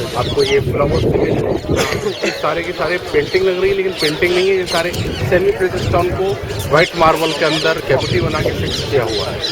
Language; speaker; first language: Hindi; native; Hindi